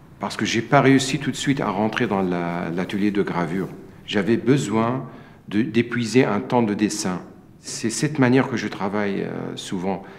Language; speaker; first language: French; non-native, fluent; Arabic